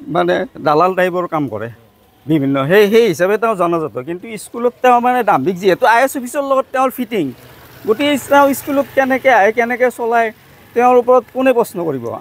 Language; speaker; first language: Assamese; native; Assamese